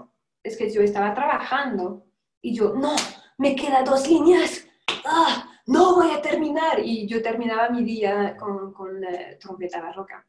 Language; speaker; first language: Spanish; non-native, fluent; French